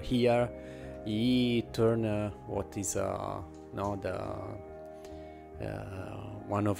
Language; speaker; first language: English; non-native, fluent; Italian